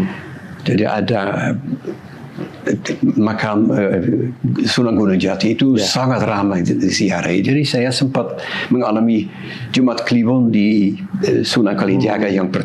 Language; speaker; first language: Indonesian; non-native, fluent; Dutch